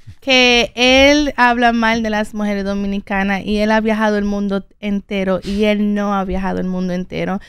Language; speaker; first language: Spanish; native; Spanish